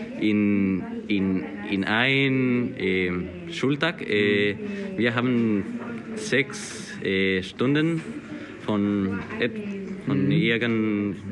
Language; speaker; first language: German; non-native, learner; Spanish